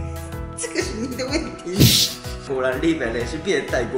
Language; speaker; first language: Chinese; non-native, fluent; Japanese